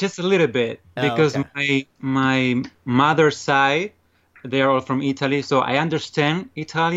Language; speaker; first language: English; non-native, fluent; Spanish